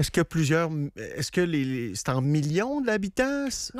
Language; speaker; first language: French; native; French